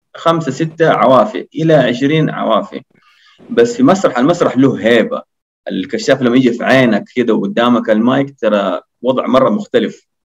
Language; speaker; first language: Arabic; early bilingual, other home language; Indonesian